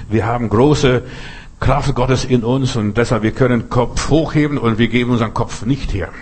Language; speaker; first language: German; non-native, fluent; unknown